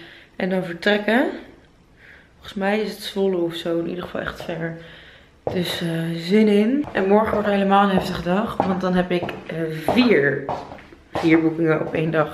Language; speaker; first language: Dutch; native; Dutch